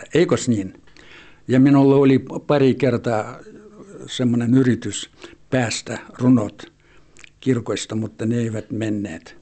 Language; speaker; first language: Finnish; early bilingual, heritage; Finnish